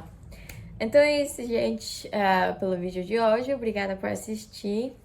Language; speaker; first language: Portuguese; non-native, fluent; Japanese